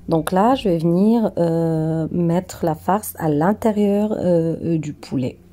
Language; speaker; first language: French; non-native, local second language; Arabic